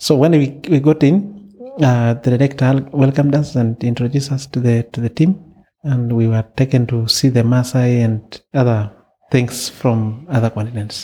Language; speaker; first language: English; non-native, local second language; Masai